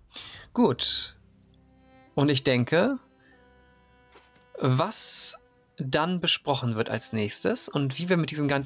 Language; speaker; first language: German; native; German